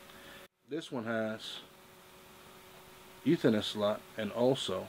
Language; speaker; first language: English; native; English